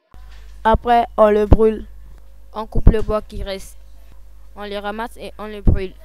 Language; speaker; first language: French; non-native, local second language; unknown